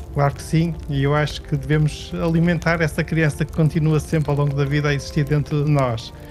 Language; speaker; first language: Portuguese; early bilingual, heritage; Portuguese